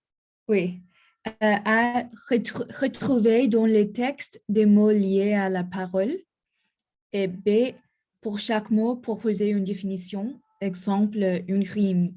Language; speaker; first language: French; non-native, learner; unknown